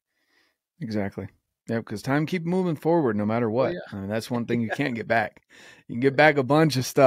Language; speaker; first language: English; native; English